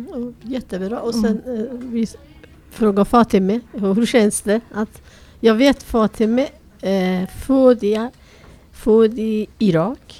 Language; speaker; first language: Swedish; non-native, fluent; Persian